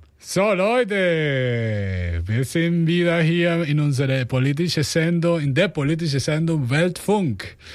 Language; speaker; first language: German; non-native, fluent; Spanish